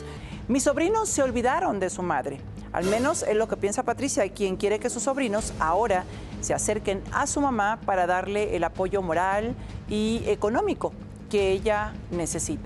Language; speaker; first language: Spanish; native; Spanish